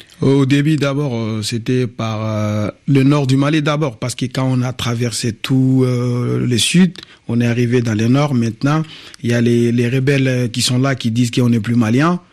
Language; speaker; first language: French; non-native, local second language; Bambara